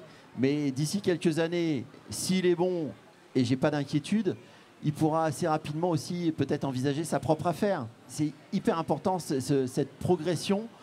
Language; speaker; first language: French; native; French